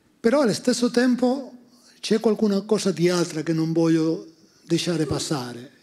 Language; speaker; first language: Italian; non-native, fluent; Spanish